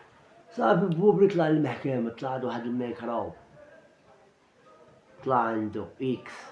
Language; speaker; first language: Arabic; native; Arabic